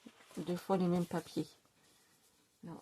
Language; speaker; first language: French; native; French